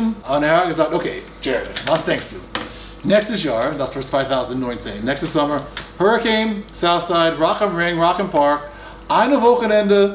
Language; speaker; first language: German; non-native, fluent; English